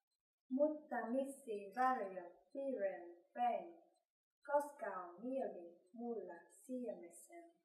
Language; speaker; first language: Finnish; non-native, learner; Vietnamese